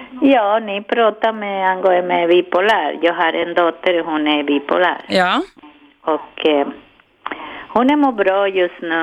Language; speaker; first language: Swedish; non-native, learner; Spanish